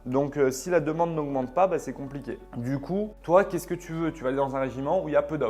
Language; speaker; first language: French; native; French